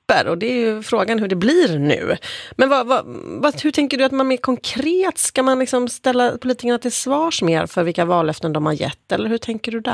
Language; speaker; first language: Swedish; native; Swedish